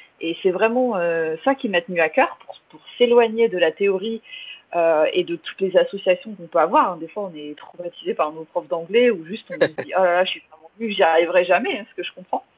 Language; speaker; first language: French; early bilingual, other home language; English